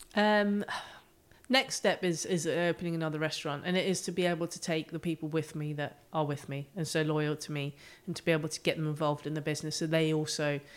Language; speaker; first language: English; native; English